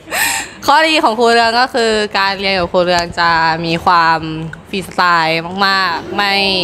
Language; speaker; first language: Thai; native; Thai